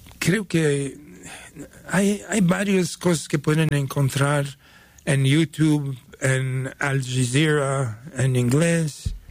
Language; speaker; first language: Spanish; early bilingual, other home language; French